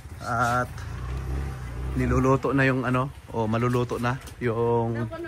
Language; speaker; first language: Filipino; native; Filipino